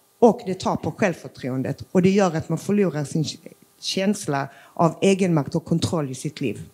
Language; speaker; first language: Swedish; early bilingual, other home language; Macedonian